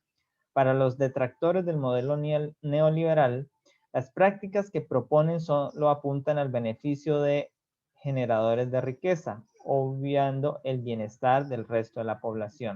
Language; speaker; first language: Spanish; native; Spanish